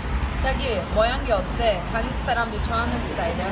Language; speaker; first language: Korean; non-native, learner; Turkish